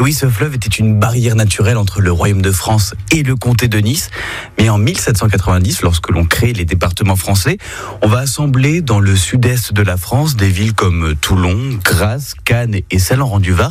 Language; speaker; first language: French; native; French